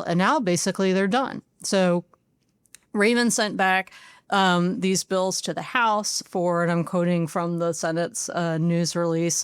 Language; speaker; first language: English; native; English